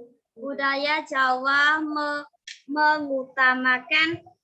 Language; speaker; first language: Indonesian; non-native, learner; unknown